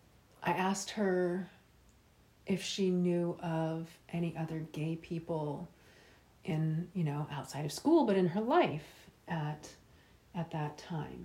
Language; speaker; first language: English; native; English